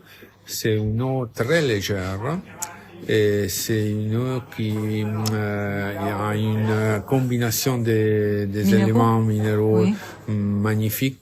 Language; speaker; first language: French; non-native, fluent; Italian